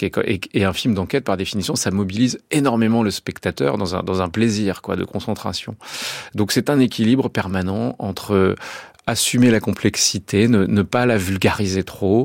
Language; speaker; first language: French; native; French